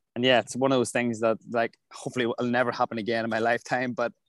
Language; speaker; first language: English; native; English